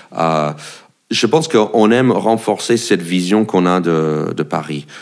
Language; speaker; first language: French; non-native, fluent; English